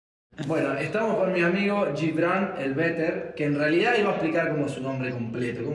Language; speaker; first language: Spanish; native; Spanish